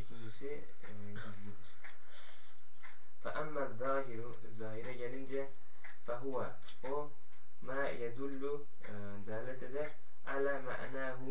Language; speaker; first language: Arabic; non-native, learner; Turkish